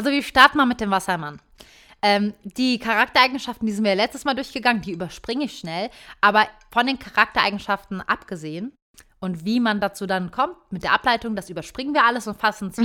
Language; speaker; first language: German; early bilingual, other home language; Turkish